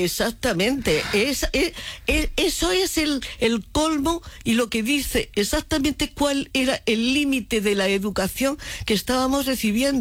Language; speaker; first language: Spanish; native; Spanish